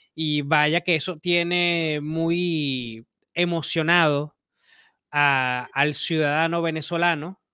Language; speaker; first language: Spanish; native; Spanish